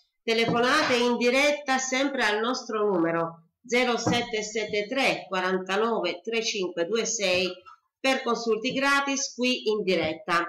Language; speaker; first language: Italian; native; Italian